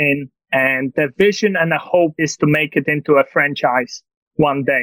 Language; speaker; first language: English; non-native, fluent; Polish